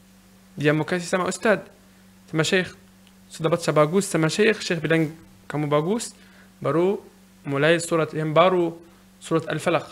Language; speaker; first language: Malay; non-native, learner; Arabic